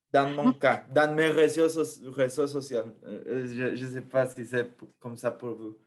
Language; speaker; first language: French; non-native, fluent; Spanish